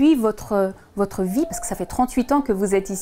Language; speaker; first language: French; native; French